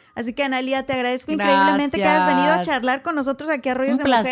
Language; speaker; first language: Spanish; native; Spanish